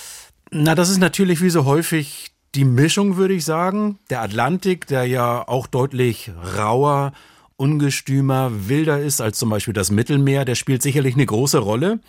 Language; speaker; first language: German; native; German